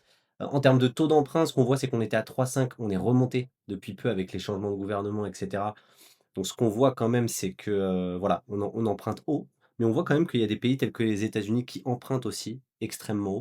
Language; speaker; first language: French; native; French